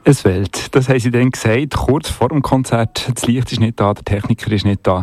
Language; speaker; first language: German; native; German